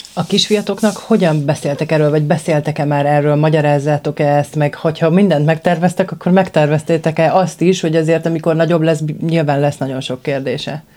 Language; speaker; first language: Hungarian; native; Hungarian